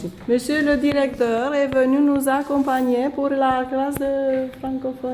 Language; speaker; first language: French; non-native, fluent; Romanian